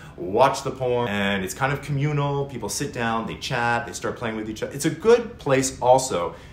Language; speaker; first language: English; native; English